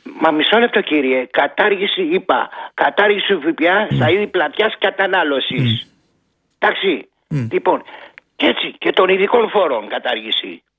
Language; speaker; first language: Greek; native; Greek